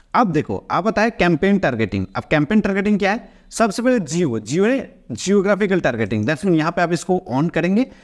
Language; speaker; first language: Hindi; non-native, local second language; Bangla